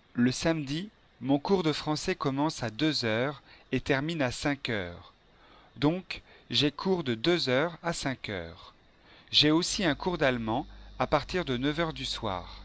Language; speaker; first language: French; non-native, learner; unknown